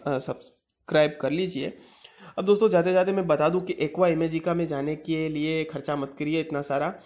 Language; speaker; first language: Hindi; non-native, local second language; Gujarati